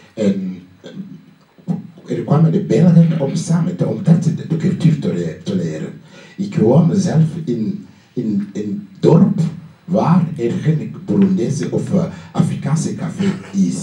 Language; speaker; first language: Dutch; non-native, learner; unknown